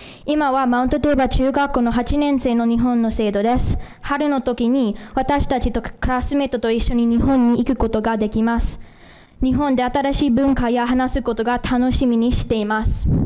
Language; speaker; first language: Japanese; non-native, learner; English